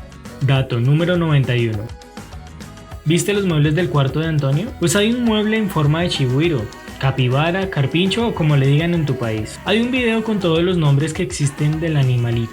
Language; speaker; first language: Spanish; native; Spanish